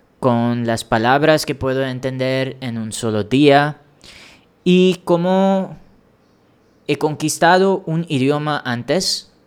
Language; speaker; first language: Spanish; non-native, fluent; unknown